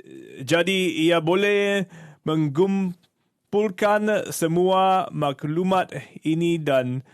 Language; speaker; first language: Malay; non-native, learner; English